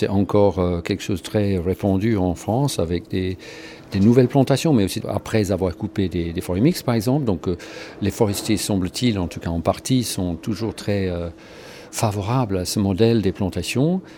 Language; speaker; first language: French; native; French